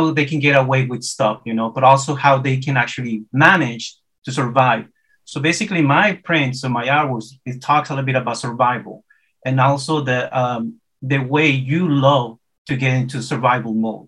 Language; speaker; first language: English; non-native, fluent; Spanish